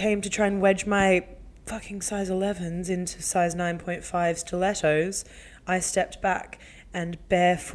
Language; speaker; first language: English; native; English